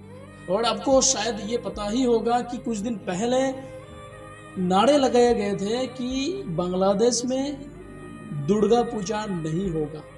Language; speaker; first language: Hindi; non-native, local second language; Bangla